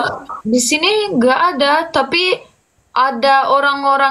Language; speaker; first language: Indonesian; non-native, fluent; Turkish